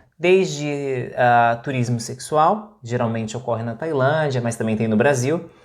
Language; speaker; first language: Portuguese; native; Portuguese